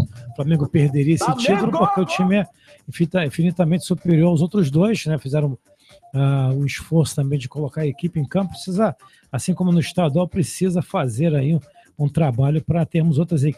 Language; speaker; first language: Portuguese; native; Portuguese